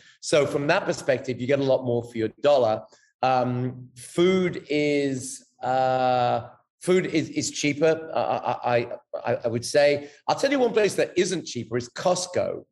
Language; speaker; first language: English; native; English